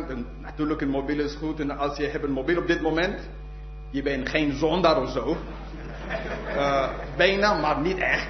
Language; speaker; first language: Dutch; non-native, fluent; English